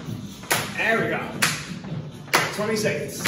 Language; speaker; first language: English; native; English